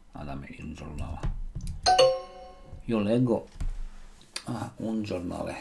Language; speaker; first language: Italian; non-native, learner; Slovak